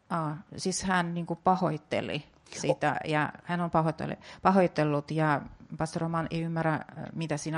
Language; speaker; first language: Finnish; non-native, fluent; Russian